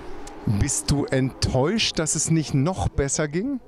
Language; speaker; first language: German; native; German